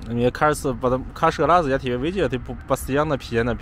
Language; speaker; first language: Russian; non-native, learner; Chinese